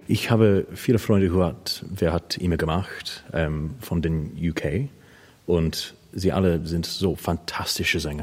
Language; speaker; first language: German; non-native, learner; English